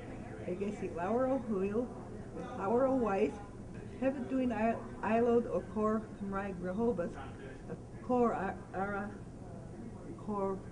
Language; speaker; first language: Welsh; non-native, learner; English